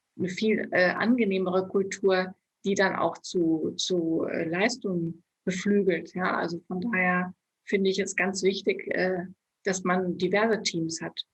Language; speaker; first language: German; native; German